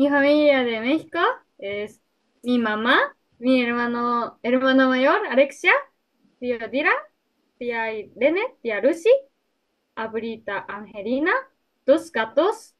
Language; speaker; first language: Spanish; non-native, learner; Japanese